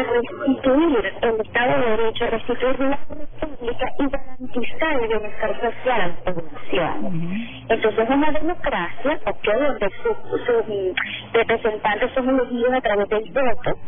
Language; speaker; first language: Spanish; native; Spanish